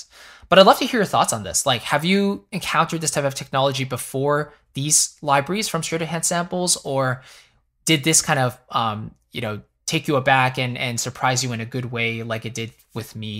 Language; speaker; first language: English; native; English